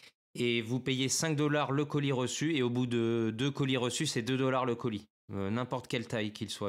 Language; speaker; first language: French; native; French